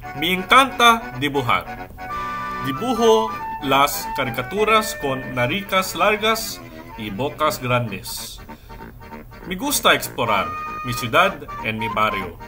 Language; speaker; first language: Spanish; non-native, learner; English